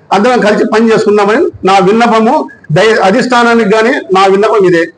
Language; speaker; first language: Telugu; native; Telugu